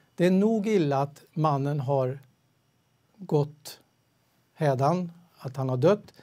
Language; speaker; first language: Swedish; native; Swedish